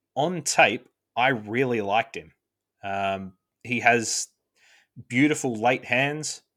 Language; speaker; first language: English; native; English